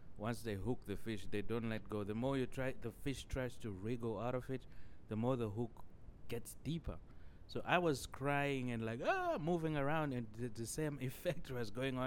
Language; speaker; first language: English; non-native, local second language; Shona